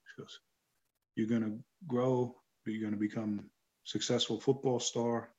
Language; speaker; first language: English; native; English